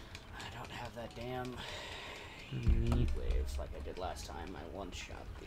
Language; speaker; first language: English; native; English